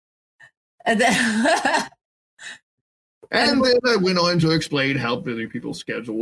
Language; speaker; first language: English; native; English